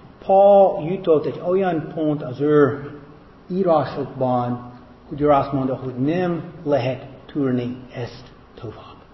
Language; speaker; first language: Hungarian; non-native, fluent; English